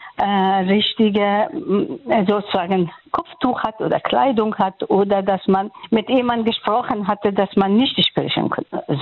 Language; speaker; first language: German; non-native, fluent; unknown